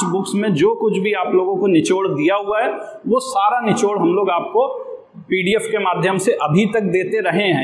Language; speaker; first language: Hindi; native; Hindi